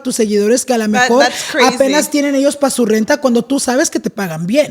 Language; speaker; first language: Spanish; early bilingual, heritage; Spanish